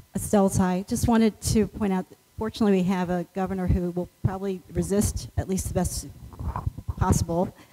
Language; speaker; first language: English; native; English